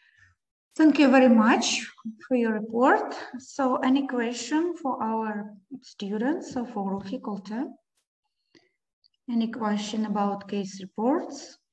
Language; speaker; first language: English; non-native, learner; Ukrainian